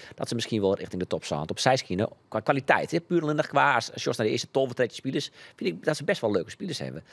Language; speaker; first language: Dutch; native; Dutch